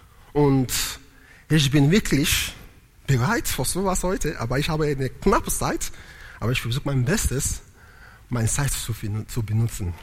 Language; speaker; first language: German; non-native, learner; Italian